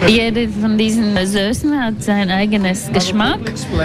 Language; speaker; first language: German; non-native, fluent; Latvian